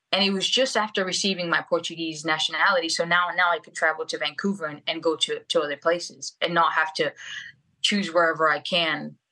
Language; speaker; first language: English; early bilingual, other home language; Spanish